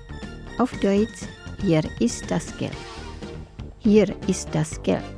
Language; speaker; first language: German; non-native, learner; Indonesian